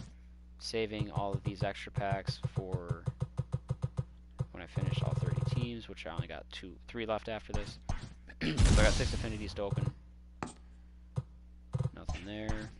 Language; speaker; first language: English; native; English